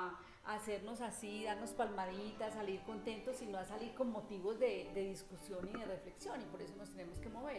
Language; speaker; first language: Spanish; native; Spanish